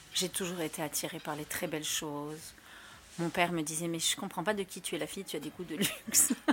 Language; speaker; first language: French; early bilingual, other home language; Spanish